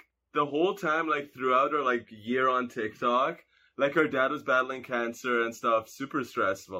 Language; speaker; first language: English; non-native, fluent; Hungarian